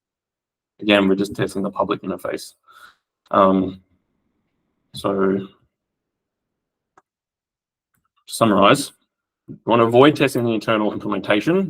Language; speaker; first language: English; native; English